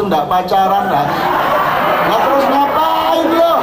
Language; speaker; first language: Indonesian; non-native, local second language; Javanese